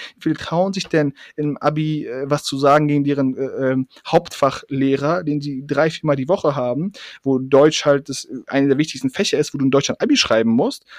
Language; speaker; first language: German; early bilingual, other home language; Persian